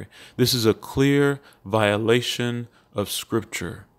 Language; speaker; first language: English; native; English